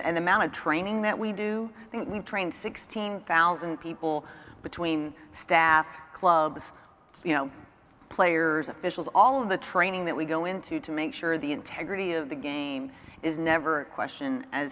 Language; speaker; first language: English; native; English